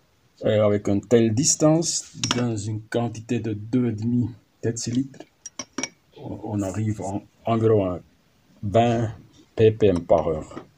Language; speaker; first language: French; non-native, learner; German